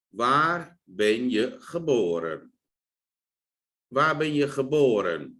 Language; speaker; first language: Dutch; non-native, fluent; Thai